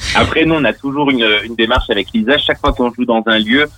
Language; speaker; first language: French; native; French